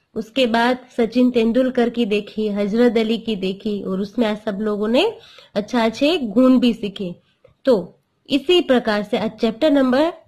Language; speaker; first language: Hindi; non-native, local second language; Gujarati